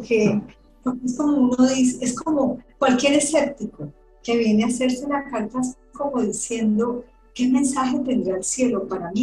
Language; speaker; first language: Spanish; native; Spanish